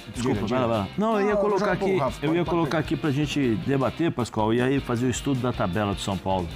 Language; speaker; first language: Portuguese; native; Portuguese